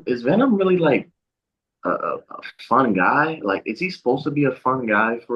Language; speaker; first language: English; native; English